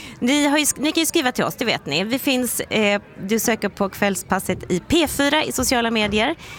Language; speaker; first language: Swedish; native; Swedish